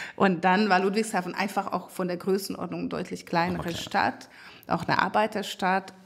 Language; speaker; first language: German; non-native, fluent; Hungarian